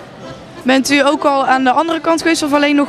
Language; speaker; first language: Dutch; native; Dutch